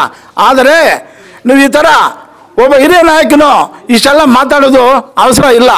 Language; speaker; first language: Kannada; native; Kannada